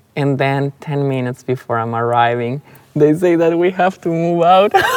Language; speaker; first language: English; non-native, fluent; Spanish